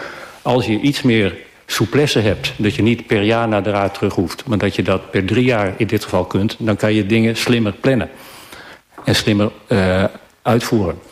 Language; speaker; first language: Dutch; native; Dutch